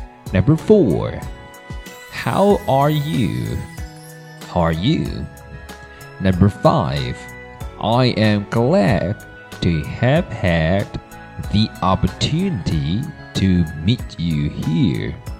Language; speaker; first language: English; non-native, fluent; Chinese